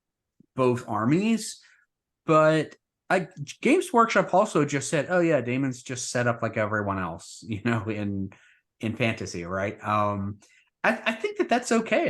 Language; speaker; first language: English; native; English